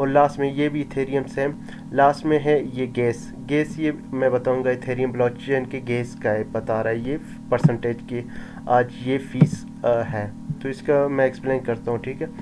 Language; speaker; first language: Urdu; non-native, local second language; Baluchi